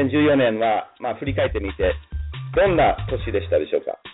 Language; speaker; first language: Japanese; non-native, fluent; English